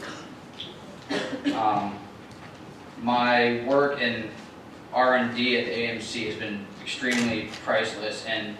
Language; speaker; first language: English; native; English